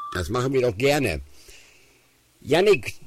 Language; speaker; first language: German; native; German